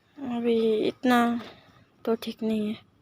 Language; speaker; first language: Hindi; non-native, local second language; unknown